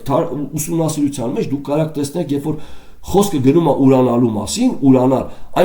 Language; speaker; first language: Armenian; native; Armenian